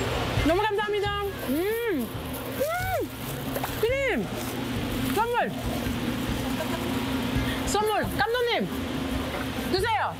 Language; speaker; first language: Korean; non-native, learner; English